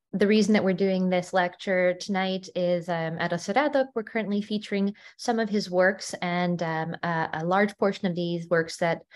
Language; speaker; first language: English; early bilingual, other home language; Ukrainian